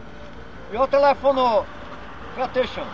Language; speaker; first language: English; non-native, learner; Portuguese